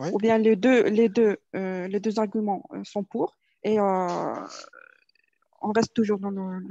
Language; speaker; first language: French; non-native, fluent; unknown